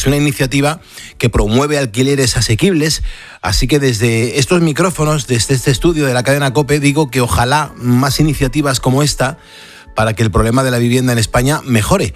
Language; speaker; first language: Spanish; native; Spanish